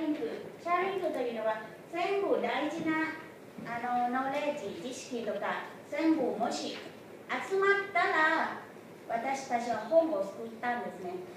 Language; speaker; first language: Japanese; non-native, fluent; Thai